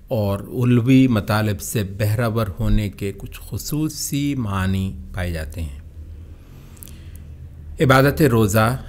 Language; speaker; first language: Urdu; native; Urdu